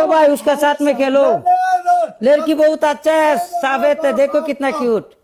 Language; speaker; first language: Hindi; non-native, learner; Bangla